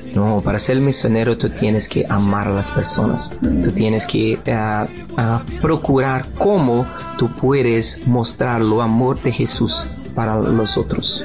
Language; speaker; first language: Spanish; non-native, learner; Portuguese